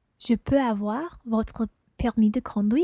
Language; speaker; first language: French; non-native, learner; English